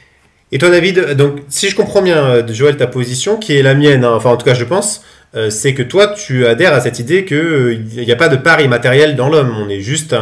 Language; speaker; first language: French; native; French